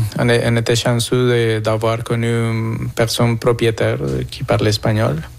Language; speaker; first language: French; non-native, fluent; Spanish